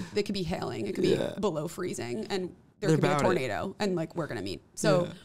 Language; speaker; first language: English; native; English